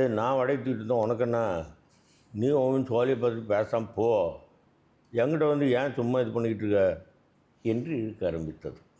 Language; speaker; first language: Tamil; native; Tamil